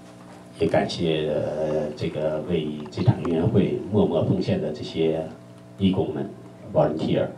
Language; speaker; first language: Chinese; native; Chinese